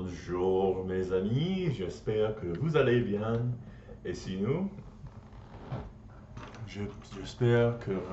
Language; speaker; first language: French; non-native, learner; English